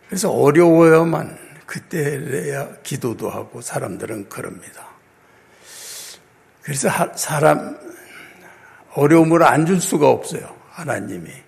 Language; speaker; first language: Korean; native; Korean